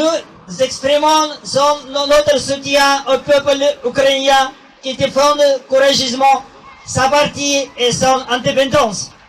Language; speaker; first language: French; non-native, learner; Russian